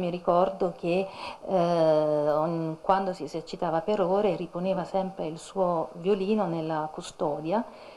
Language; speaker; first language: Italian; native; Italian